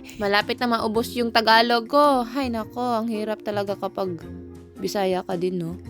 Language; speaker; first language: Filipino; non-native, local second language; Cebuano